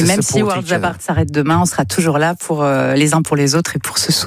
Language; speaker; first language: French; native; French